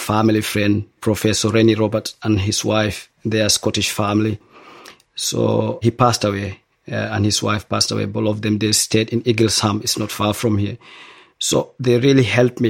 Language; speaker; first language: English; non-native, local second language; Hausa